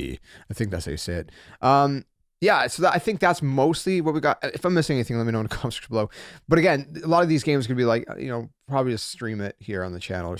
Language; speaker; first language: English; native; English